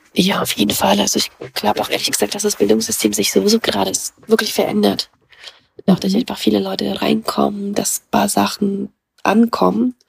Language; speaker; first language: German; early bilingual, other home language; Russian